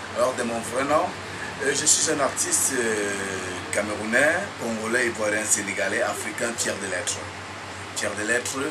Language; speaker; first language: French; non-native, local second language; Lingala